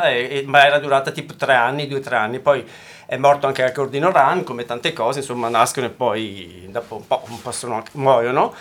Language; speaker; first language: Italian; native; Italian